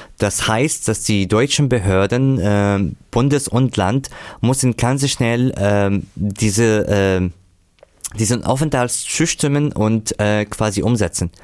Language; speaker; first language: German; non-native, fluent; Arabic